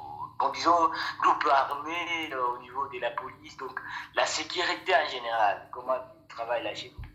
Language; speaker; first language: French; non-native, local second language; Rundi